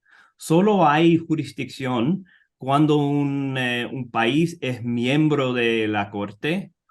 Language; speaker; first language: Spanish; non-native, fluent; English